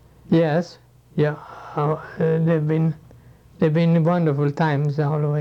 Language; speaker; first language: English; non-native, fluent; Swedish